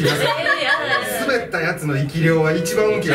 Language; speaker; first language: Japanese; native; Japanese